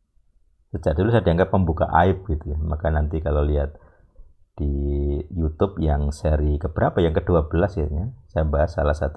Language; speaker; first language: Indonesian; native; Indonesian